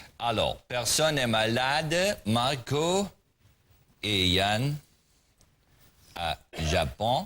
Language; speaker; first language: French; non-native, learner; German